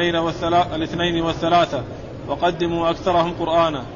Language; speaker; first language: Arabic; native; Arabic